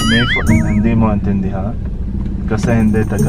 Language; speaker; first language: Filipino; non-native, learner; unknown